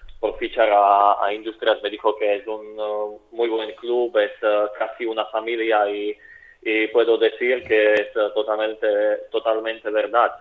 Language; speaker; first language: Spanish; non-native, fluent; Slovak